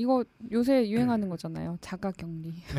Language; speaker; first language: Korean; native; Korean